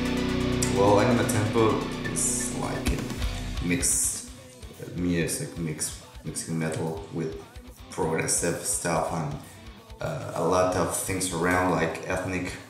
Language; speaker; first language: English; non-native, local second language; Spanish